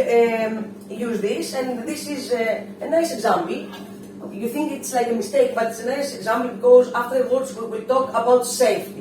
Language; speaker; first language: English; non-native, fluent; Greek